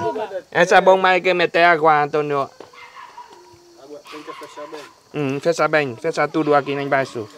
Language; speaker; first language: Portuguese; non-native, learner; Vietnamese